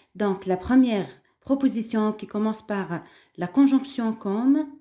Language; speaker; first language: French; non-native, local second language; Arabic